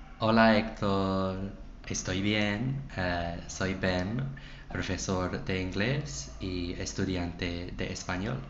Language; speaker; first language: Spanish; non-native, learner; English